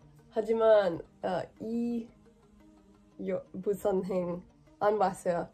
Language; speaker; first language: Korean; non-native, learner; English